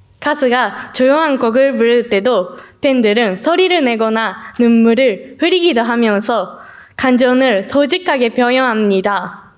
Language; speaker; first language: Korean; non-native, learner; Japanese